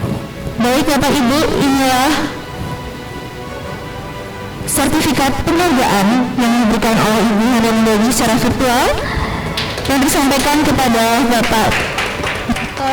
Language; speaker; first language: Indonesian; native; Indonesian